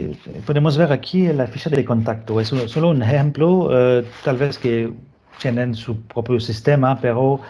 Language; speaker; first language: Spanish; non-native, fluent; French